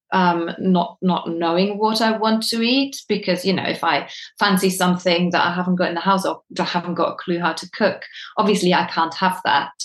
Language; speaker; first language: English; non-native, fluent; German